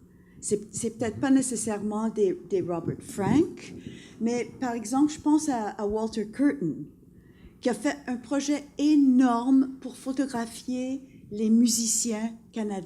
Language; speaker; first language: French; non-native, local second language; English